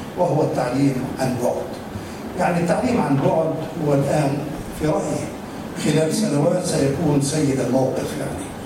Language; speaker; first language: Arabic; native; Arabic